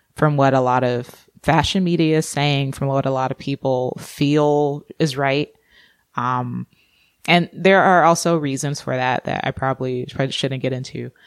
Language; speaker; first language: English; native; English